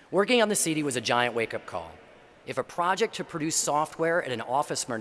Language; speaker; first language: English; native; English